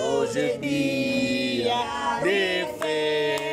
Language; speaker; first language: Portuguese; non-native, learner; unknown